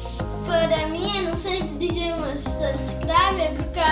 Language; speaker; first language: Portuguese; early bilingual, other home language; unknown